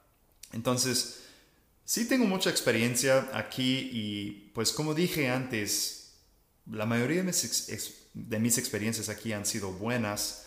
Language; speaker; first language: Spanish; non-native, fluent; English